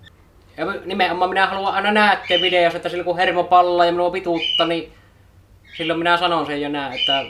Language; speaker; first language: Finnish; native; Finnish